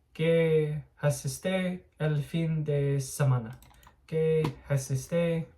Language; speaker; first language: Spanish; non-native, learner; English